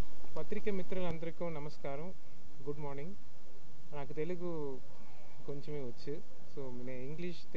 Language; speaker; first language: Telugu; non-native, learner; Tamil